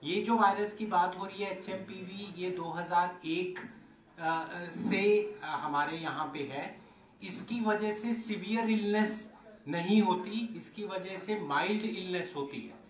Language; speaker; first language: Hindi; non-native, local second language; Marathi